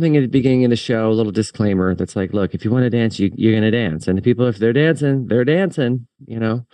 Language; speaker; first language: English; native; English